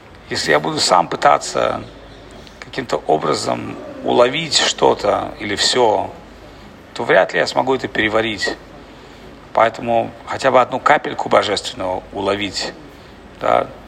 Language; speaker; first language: Russian; native; Russian